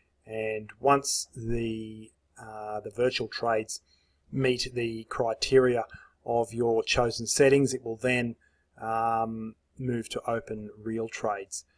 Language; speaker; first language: English; native; English